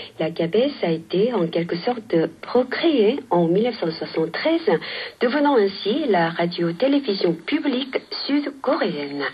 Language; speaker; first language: French; non-native, fluent; Korean